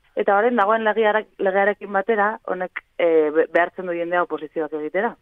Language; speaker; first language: Basque; non-native, local second language; Spanish